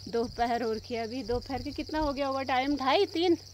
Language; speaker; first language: Hindi; native; Hindi